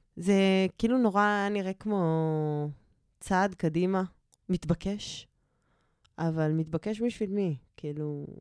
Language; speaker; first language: Hebrew; native; Hebrew